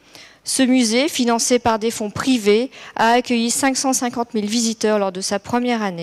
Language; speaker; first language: French; native; French